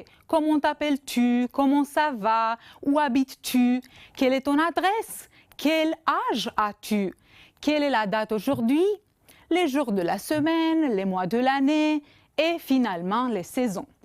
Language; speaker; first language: French; non-native, fluent; Romanian